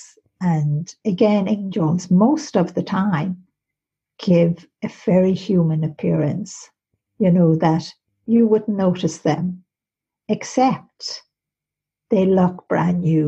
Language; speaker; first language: English; native; English